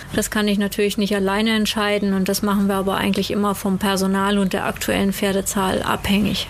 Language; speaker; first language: German; native; German